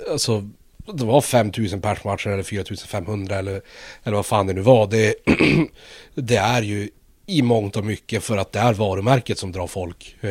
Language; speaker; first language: Swedish; native; Swedish